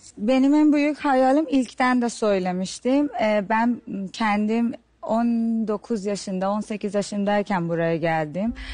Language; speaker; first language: Turkish; non-native, fluent; Persian